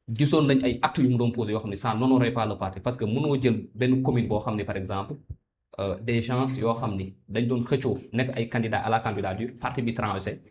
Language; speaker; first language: Wolof; non-native, local second language; Jola-Fonyi